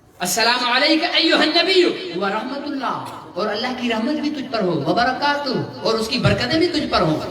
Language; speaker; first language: Urdu; non-native, local second language; Sindhi